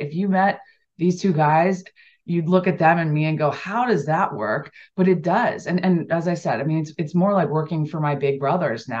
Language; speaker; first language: English; native; English